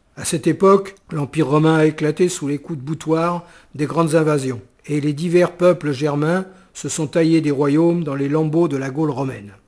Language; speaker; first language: French; native; French